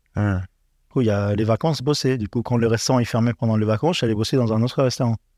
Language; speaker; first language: French; non-native, learner; Arabic